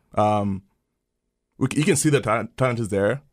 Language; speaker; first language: English; early bilingual, other home language; Swahili